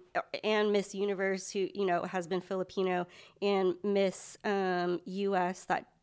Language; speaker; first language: English; early bilingual, other home language; Filipino